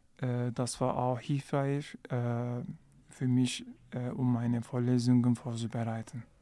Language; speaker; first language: German; non-native, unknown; Turkish